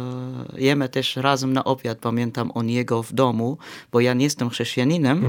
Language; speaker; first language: Polish; non-native, fluent; Arabic